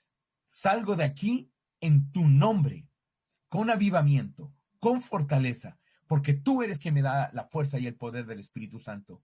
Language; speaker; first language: Spanish; native; Spanish